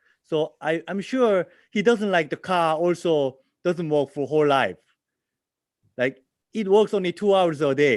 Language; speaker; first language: English; non-native, learner; Korean